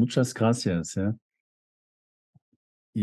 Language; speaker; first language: Spanish; non-native, fluent; German